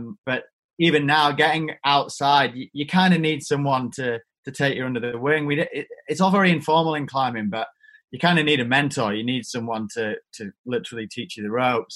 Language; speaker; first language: English; native; English